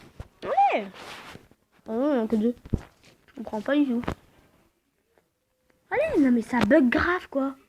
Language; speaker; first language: French; native; French